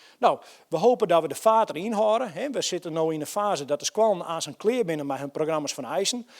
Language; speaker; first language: Dutch; non-native, local second language; Western Frisian